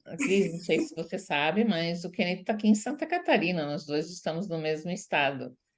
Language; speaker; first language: Portuguese; native; Portuguese